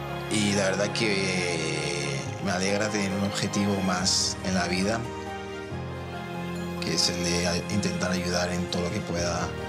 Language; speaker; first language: Spanish; early bilingual, other home language; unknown